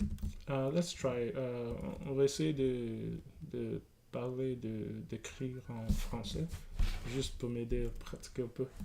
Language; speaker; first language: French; non-native, learner; English